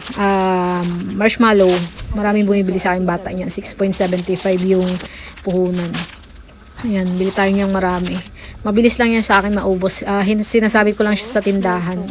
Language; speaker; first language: Filipino; native; Filipino